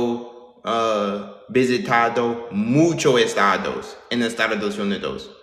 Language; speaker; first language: Spanish; non-native, learner; English